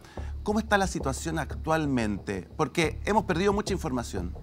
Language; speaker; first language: Spanish; native; Spanish